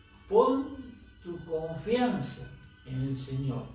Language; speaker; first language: Spanish; native; Spanish